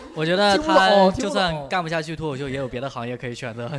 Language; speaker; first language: Chinese; native; Chinese